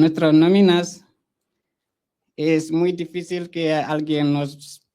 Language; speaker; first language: Spanish; non-native, fluent; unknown